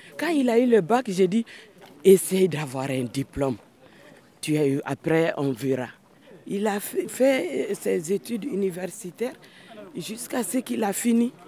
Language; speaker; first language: French; non-native, local second language; Bambara